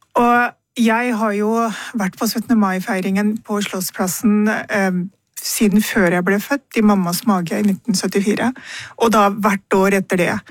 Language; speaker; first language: Norwegian; early bilingual, other home language; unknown